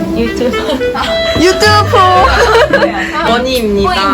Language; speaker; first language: Korean; non-native, learner; Japanese